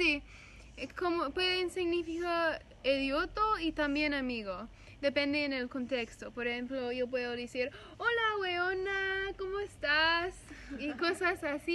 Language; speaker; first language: Spanish; non-native, learner; English